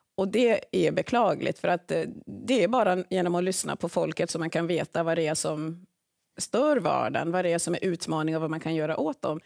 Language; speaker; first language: Swedish; early bilingual, other home language; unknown